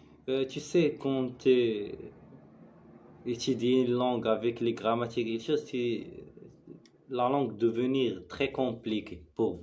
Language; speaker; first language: French; non-native, learner; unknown